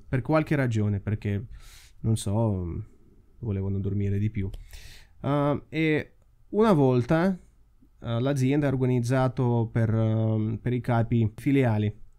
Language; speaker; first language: Italian; non-native, fluent; Russian